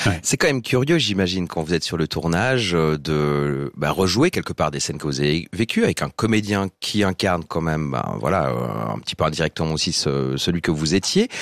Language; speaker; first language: French; native; French